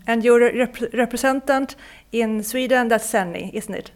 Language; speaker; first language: English; non-native, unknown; Swedish